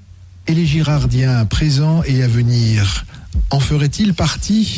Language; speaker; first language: French; native; French